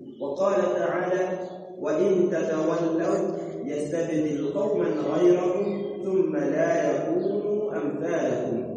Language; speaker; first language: Arabic; non-native, fluent; Rundi